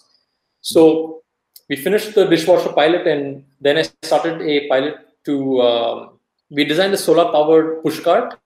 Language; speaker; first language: English; non-native, local second language; Kannada